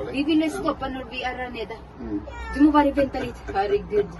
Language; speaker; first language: Norwegian; non-native, learner; Filipino